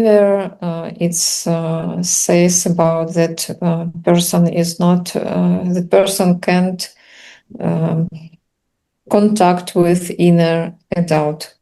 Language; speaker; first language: English; non-native, learner; Russian